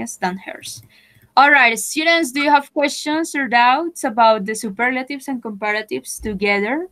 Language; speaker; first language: English; non-native, fluent; Spanish